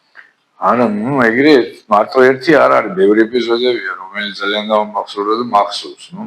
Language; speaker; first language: Georgian; native; Georgian